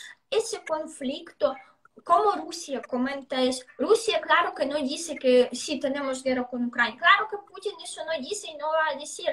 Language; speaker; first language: Spanish; non-native, fluent; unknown